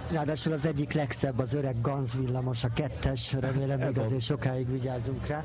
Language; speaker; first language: Hungarian; native; Hungarian